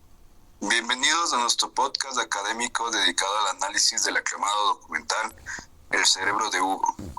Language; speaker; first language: Spanish; native; Spanish